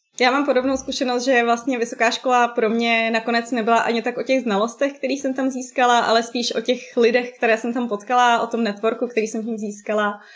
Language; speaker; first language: Czech; native; Czech